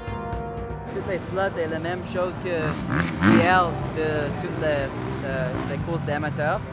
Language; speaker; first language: French; non-native, local second language; English